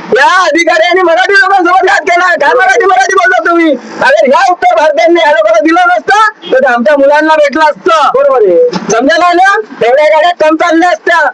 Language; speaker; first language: Marathi; non-native, local second language; Hindi